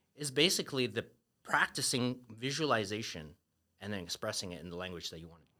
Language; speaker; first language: English; native; English